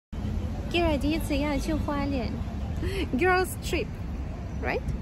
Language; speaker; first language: Chinese; non-native, fluent; Russian